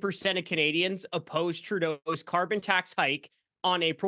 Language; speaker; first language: English; native; English